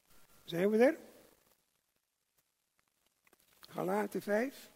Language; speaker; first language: Dutch; non-native, local second language; English